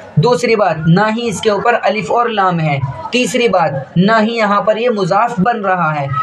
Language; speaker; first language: Urdu; native; Urdu